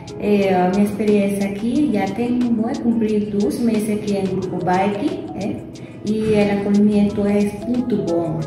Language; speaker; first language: Portuguese; non-native, learner; Spanish